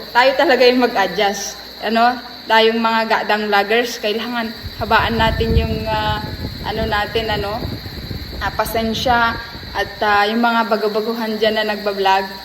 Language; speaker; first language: Filipino; non-native, local second language; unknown